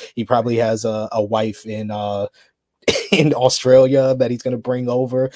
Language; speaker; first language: English; native; English